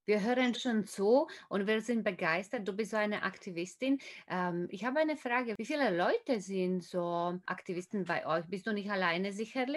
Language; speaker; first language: German; non-native, fluent; Slovak